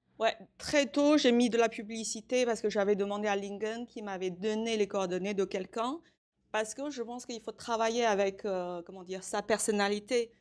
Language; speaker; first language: French; non-native, fluent; Chinese